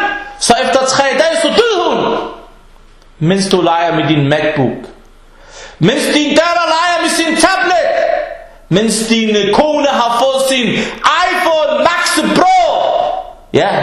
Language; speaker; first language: Danish; early bilingual, other home language; Arabic